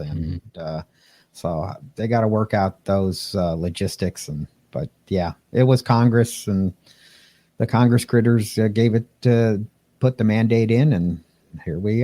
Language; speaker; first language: English; native; English